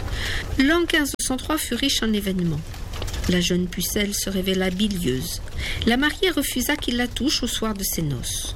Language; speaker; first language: French; native; French